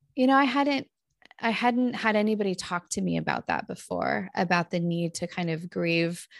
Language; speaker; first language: English; native; English